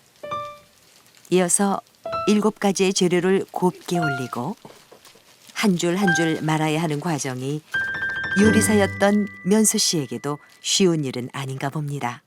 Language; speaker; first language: Korean; native; Korean